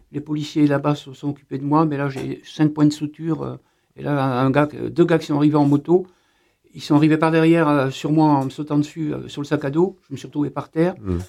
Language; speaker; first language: French; native; French